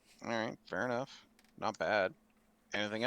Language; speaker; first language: English; native; English